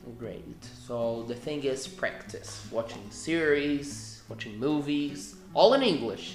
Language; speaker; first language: English; non-native, fluent; Portuguese